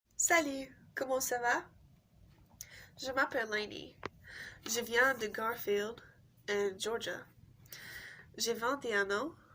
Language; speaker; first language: French; non-native, learner; English